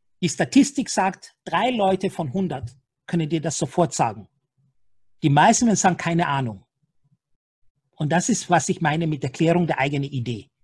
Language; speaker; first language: German; non-native, fluent; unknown